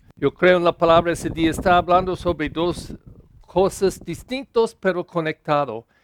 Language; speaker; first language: Spanish; non-native, learner; English